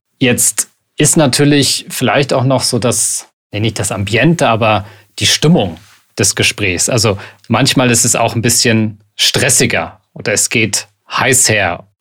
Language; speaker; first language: German; native; German